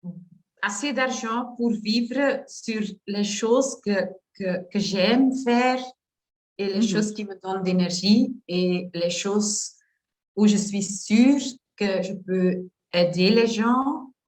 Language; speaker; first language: French; non-native, learner; Dutch